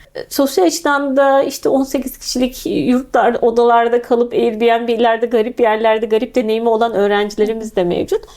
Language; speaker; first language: Turkish; native; Turkish